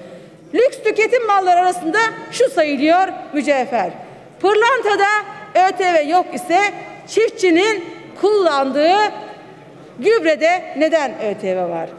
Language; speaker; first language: Turkish; native; Turkish